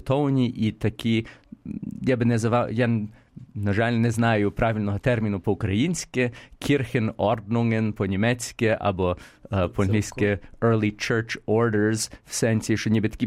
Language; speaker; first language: Ukrainian; early bilingual, heritage; Ukrainian